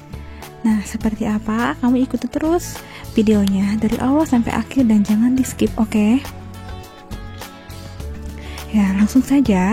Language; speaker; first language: Indonesian; native; Indonesian